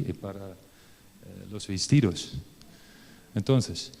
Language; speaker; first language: Spanish; non-native, learner; Dutch